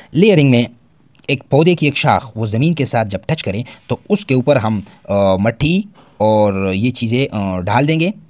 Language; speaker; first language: Urdu; non-native, local second language; Pashto